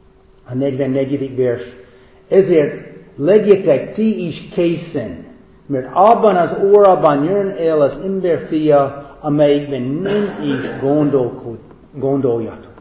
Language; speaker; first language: Hungarian; non-native, fluent; English